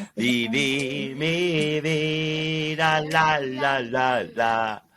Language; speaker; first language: Spanish; non-native, learner; English